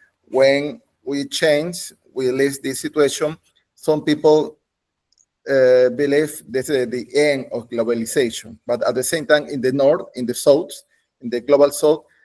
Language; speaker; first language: English; non-native, learner; Spanish